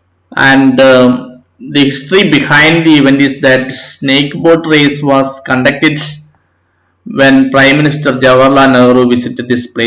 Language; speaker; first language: English; non-native, local second language; Malayalam